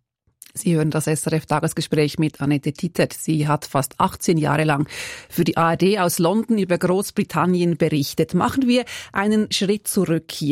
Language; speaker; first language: German; native; German